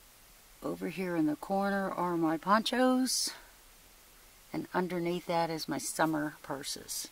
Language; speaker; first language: English; native; English